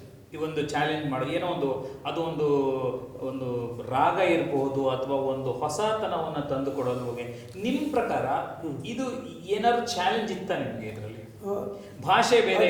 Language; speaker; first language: Kannada; native; Kannada